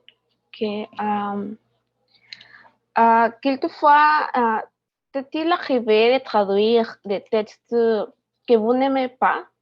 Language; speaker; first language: French; non-native, learner; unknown